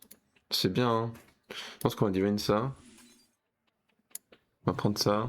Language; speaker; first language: French; native; French